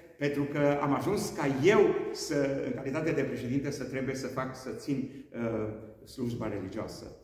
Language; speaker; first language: Romanian; non-native, local second language; Hungarian